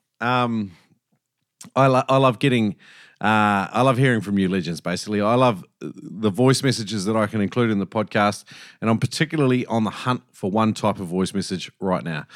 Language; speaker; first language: English; native; English